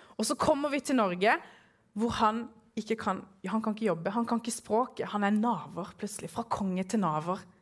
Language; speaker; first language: Norwegian; early bilingual, other home language; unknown